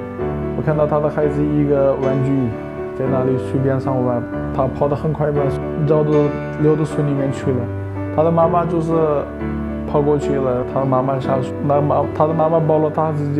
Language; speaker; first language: Chinese; non-native, local second language; Uyghur